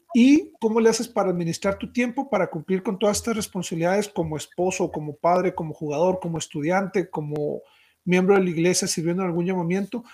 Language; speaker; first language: Spanish; native; Spanish